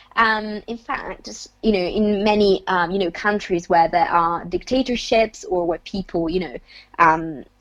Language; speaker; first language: English; non-native, fluent; Italian